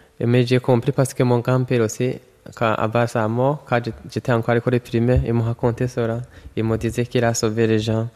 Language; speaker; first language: French; non-native, local second language; Rundi